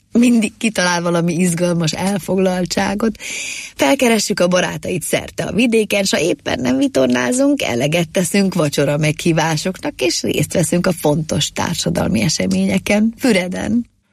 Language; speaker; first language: Hungarian; native; Hungarian